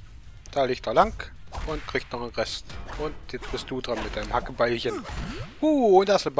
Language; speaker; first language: German; native; German